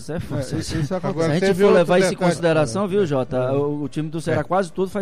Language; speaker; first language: Portuguese; native; Portuguese